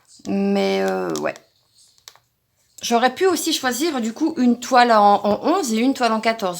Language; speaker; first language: French; native; French